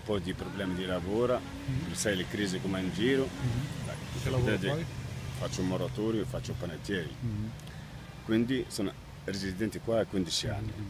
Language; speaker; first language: Italian; non-native, learner; Arabic